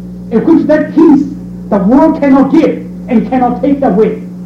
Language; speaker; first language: English; non-native, fluent; Chinese